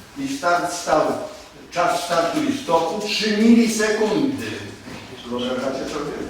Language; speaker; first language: Polish; native; Polish